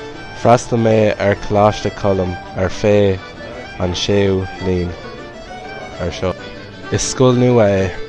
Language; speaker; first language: Irish; non-native, learner; English